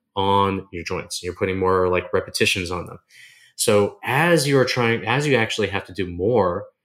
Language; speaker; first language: English; native; English